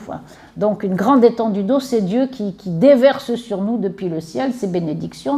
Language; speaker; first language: French; native; French